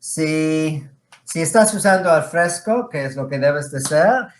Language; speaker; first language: Spanish; non-native, fluent; English